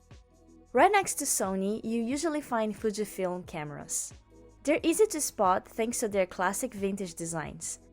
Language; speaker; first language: English; native; English